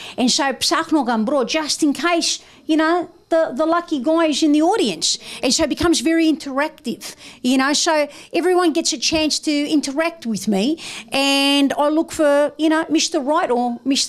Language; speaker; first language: English; early bilingual, other home language; Greek